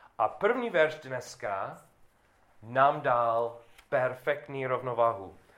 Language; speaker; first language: Czech; non-native, learner; English